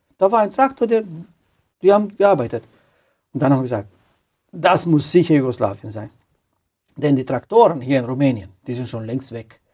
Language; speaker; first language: German; non-native, fluent; Romanian